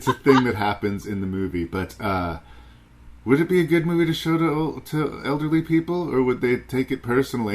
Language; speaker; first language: English; native; English